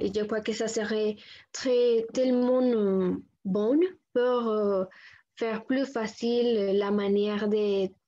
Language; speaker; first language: French; non-native, learner; Spanish